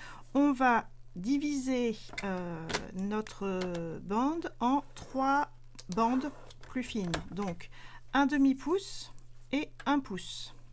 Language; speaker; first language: French; native; French